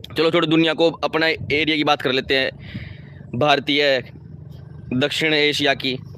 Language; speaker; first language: Hindi; native; Hindi